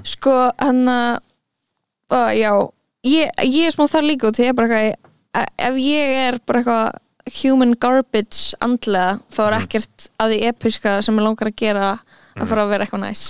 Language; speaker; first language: Icelandic; native; Icelandic